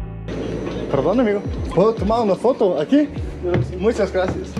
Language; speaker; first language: Spanish; non-native, learner; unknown